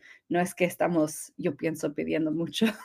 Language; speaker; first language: Spanish; early bilingual, heritage; English